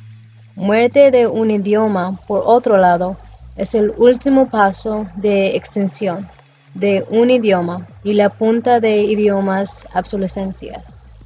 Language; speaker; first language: Spanish; non-native, learner; English